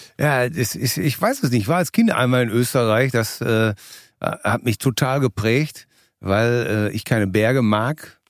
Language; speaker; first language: German; native; German